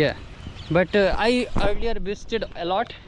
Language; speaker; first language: English; non-native, learner; Hindi